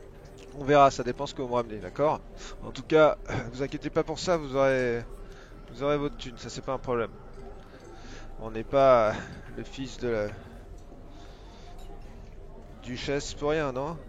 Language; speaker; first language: French; native; French